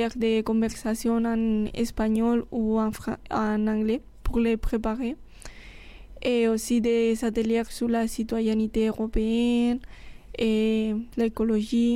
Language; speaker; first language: French; non-native, fluent; Spanish